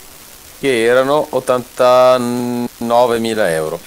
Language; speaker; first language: Italian; native; Italian